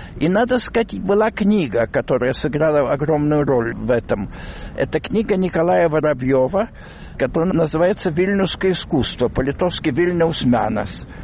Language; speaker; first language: Russian; non-native, local second language; Lithuanian